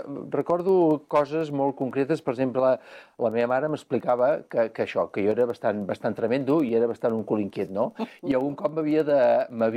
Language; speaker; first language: Catalan; native; Catalan